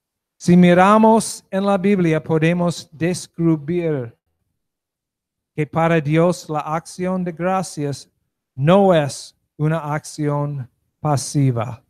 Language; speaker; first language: Spanish; non-native, learner; English